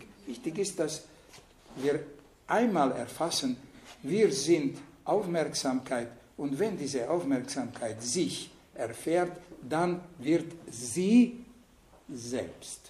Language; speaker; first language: German; non-native, fluent; Hungarian